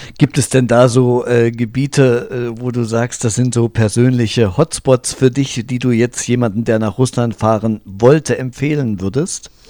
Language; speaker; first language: German; native; German